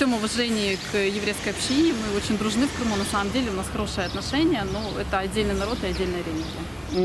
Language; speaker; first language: Russian; native; Russian